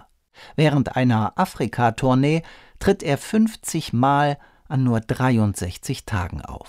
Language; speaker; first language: German; native; German